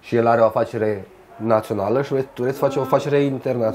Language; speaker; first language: Romanian; native; Romanian